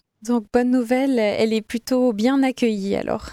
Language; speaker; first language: French; native; French